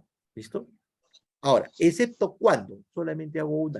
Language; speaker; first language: Spanish; native; Spanish